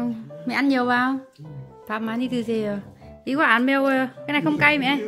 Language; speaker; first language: Korean; non-native, learner; Vietnamese